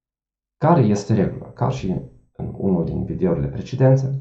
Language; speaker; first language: Romanian; non-native, fluent; German